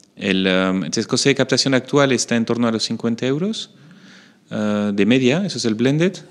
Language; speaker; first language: Spanish; non-native, fluent; French